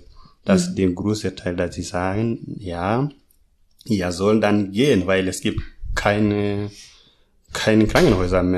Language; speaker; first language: German; non-native, learner; Masai